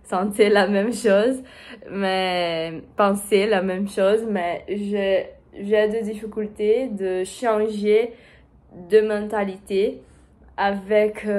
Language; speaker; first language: French; non-native, learner; Portuguese